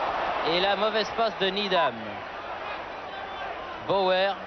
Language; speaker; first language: French; native; French